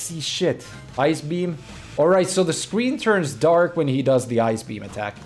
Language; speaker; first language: English; non-native, fluent; Finnish